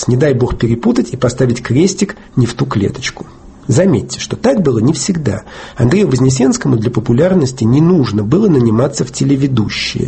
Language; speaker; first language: Russian; native; Russian